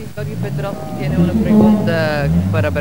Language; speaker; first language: Spanish; non-native, fluent; Bulgarian